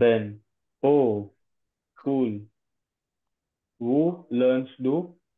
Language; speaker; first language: German; non-native, learner; Marathi